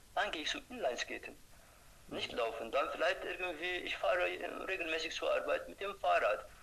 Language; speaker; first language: German; non-native, fluent; Turkish